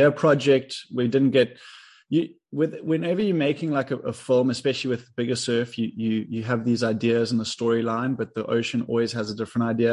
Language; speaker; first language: English; native; English